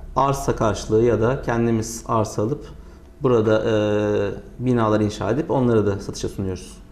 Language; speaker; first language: Turkish; native; Turkish